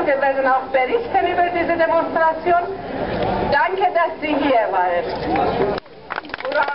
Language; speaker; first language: German; non-native, fluent; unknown